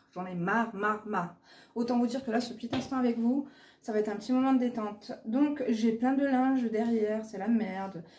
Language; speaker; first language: French; native; French